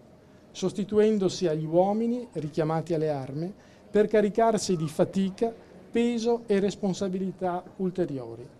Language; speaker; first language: Italian; native; Italian